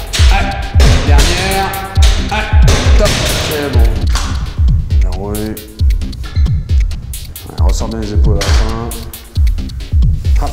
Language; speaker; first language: French; native; French